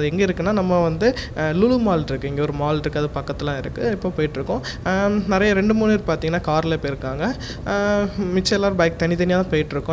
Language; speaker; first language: Tamil; native; Tamil